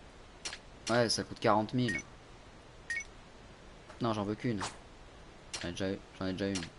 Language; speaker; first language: French; native; French